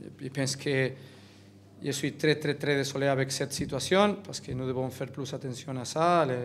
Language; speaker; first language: French; non-native, learner; Catalan